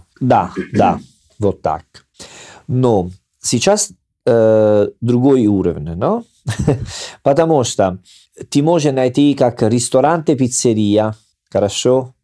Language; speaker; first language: Russian; non-native, learner; Italian